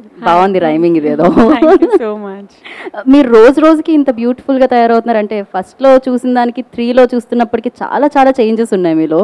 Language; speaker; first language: Telugu; native; Telugu